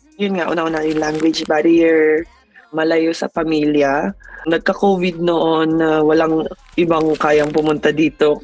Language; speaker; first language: Filipino; native; Filipino